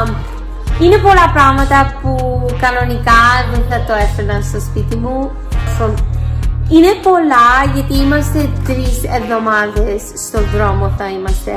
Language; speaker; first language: Greek; early bilingual, heritage; English